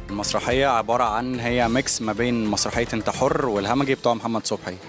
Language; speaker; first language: Arabic; native; Arabic